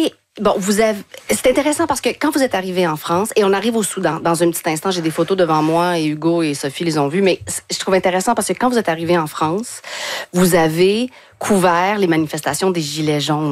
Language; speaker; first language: French; native; French